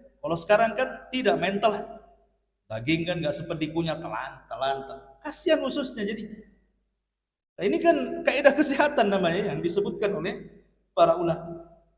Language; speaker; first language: Malay; native; Malay